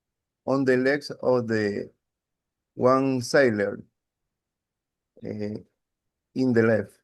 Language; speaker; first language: English; non-native, learner; Spanish